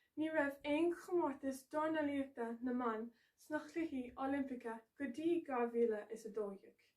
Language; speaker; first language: Irish; non-native, local second language; English